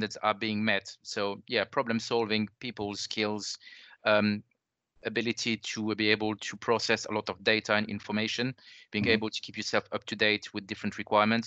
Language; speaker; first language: English; non-native, fluent; French